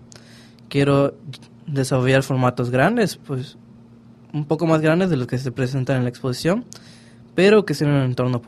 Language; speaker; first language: Spanish; native; Spanish